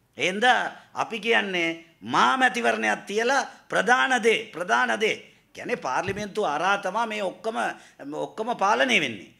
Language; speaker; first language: Sinhala; non-native, local second language; Tamil